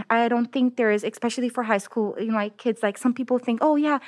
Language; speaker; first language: English; non-native, fluent; Italian